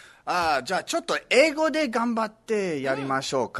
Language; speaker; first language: Japanese; non-native, fluent; English